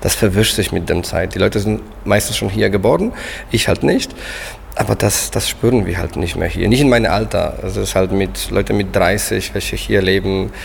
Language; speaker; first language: German; non-native, fluent; Polish